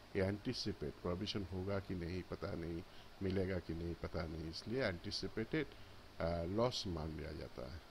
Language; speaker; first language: Hindi; non-native, local second language; Bangla